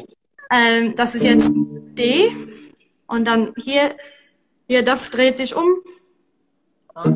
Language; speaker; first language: German; non-native, fluent; English